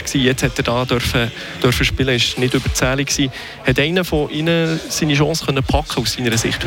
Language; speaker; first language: German; native; German